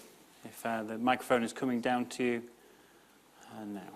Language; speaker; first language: English; native; English